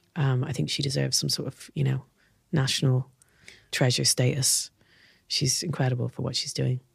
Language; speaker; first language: English; native; English